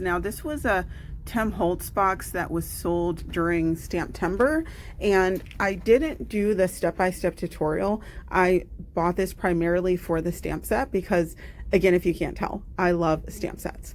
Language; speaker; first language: English; native; English